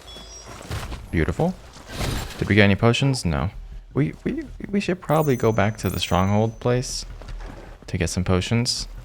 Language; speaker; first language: English; native; English